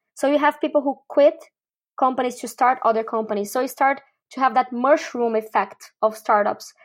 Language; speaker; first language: English; non-native, fluent; Portuguese